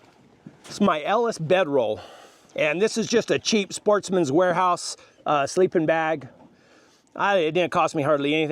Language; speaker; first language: English; native; English